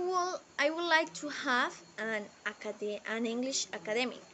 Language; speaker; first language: English; non-native, learner; Spanish